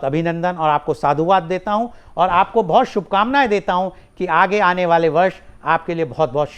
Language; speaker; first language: Hindi; native; Hindi